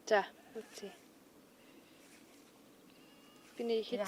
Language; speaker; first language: Mongolian; non-native, learner; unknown